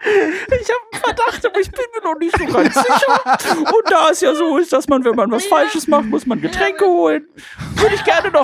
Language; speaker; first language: German; native; German